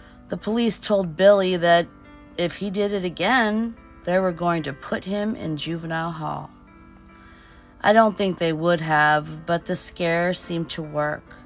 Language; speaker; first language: English; early bilingual, other home language; Portuguese